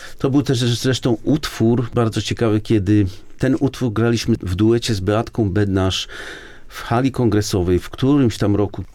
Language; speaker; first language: Polish; native; Polish